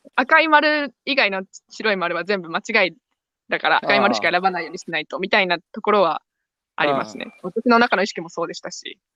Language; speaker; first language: Japanese; native; Japanese